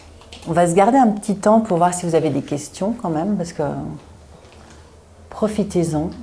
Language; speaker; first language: French; native; French